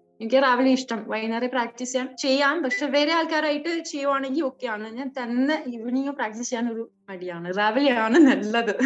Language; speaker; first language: Malayalam; non-native, fluent; French